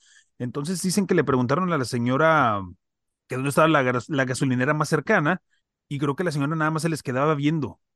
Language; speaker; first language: Spanish; native; Spanish